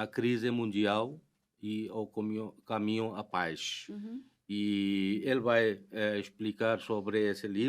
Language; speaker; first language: Portuguese; non-native, fluent; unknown